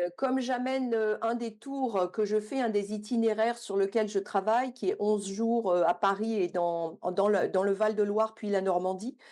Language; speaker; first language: French; native; French